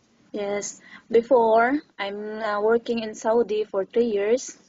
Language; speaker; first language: English; non-native, learner; Filipino